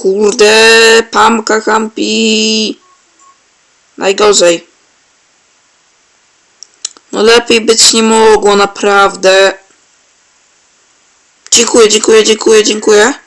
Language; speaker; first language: Polish; native; Polish